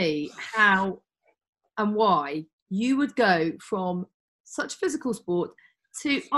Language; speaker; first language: English; native; English